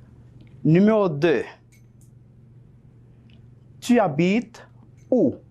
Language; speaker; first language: French; non-native, fluent; Spanish